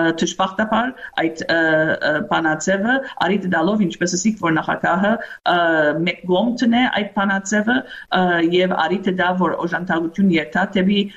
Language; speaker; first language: Armenian; early bilingual, heritage; Armenian